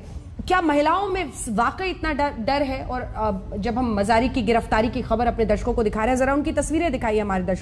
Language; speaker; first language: Hindi; native; Hindi